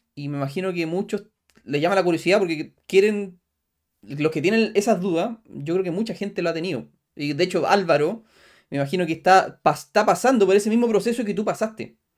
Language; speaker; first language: Spanish; native; Spanish